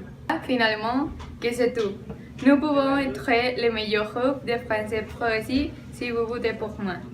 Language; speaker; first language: French; non-native, learner; Spanish